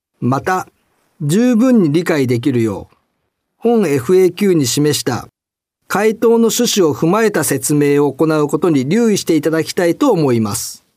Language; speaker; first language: Japanese; native; Japanese